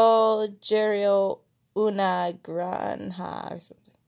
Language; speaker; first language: Spanish; non-native, learner; English